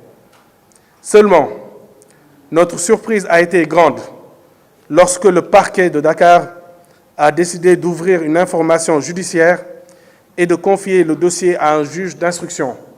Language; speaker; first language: French; non-native, local second language; Wolof